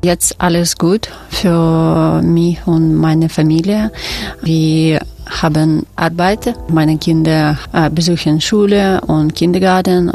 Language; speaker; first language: German; non-native, learner; Ukrainian